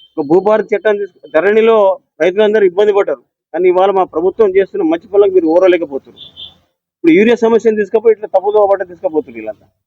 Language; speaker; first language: Telugu; native; Telugu